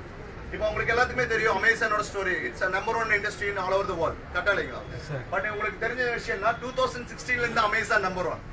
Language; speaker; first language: Tamil; native; Tamil